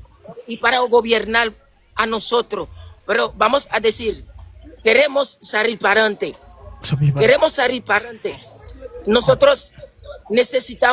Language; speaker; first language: Spanish; non-native, local second language; Haitian Creole